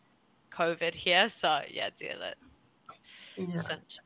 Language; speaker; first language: Danish; early bilingual, heritage; English